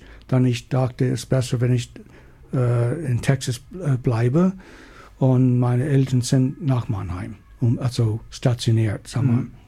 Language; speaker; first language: German; non-native, learner; English